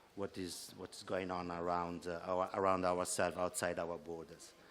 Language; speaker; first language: English; non-native, fluent; Italian